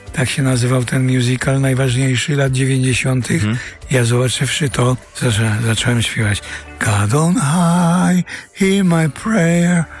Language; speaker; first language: Polish; early bilingual, heritage; Polish